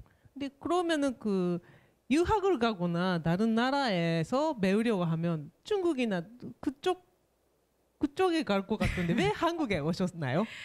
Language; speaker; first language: Korean; non-native, fluent; Japanese